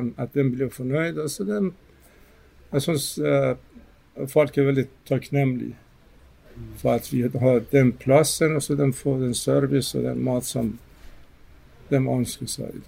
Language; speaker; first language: Norwegian; non-native, fluent; Persian